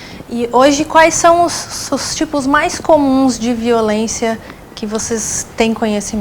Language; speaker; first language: Portuguese; native; Portuguese